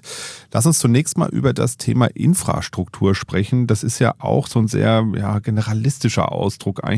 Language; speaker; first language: German; native; German